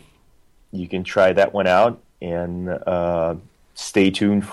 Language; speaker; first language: English; non-native, fluent; Portuguese